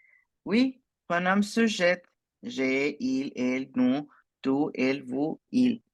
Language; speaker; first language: French; non-native, fluent; Spanish